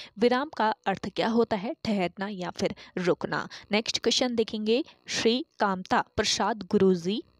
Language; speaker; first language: Hindi; native; Hindi